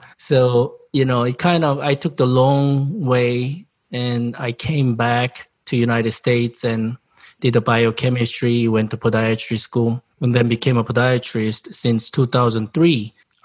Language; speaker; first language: English; non-native, fluent; Korean